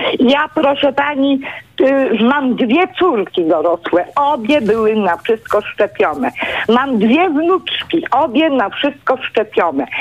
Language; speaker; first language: Polish; early bilingual, heritage; Polish